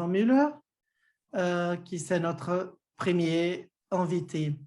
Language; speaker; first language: French; non-native, fluent; Portuguese